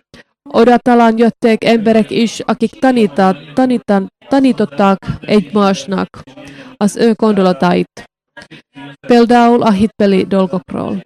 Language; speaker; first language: Hungarian; non-native, learner; Finnish